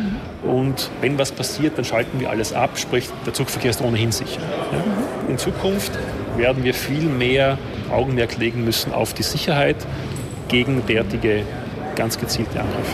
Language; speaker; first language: German; native; German